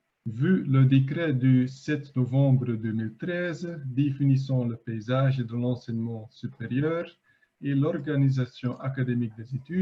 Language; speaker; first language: French; non-native, fluent; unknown